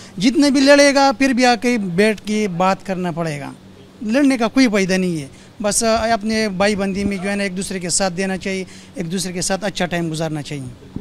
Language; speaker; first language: Urdu; non-native, fluent; Bangla